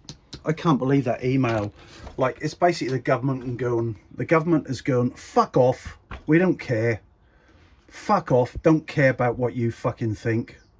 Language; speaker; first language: English; native; English